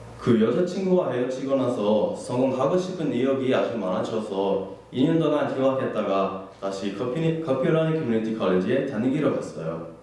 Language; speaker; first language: Korean; non-native, fluent; English